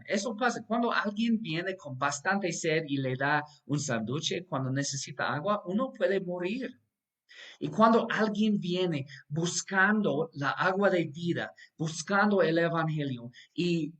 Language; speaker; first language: Spanish; non-native, fluent; English